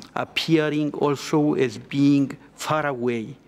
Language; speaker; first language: English; non-native, fluent; Greek